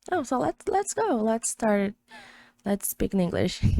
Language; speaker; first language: English; non-native, fluent; Portuguese